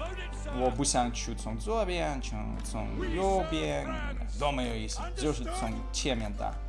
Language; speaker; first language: Chinese; non-native, learner; Russian